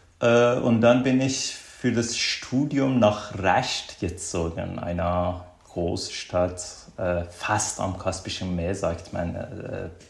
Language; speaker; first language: German; non-native, fluent; Azerbaijani